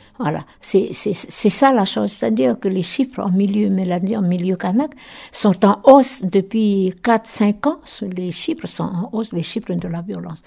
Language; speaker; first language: French; native; French